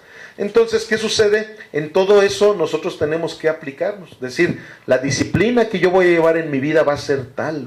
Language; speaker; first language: Spanish; native; Spanish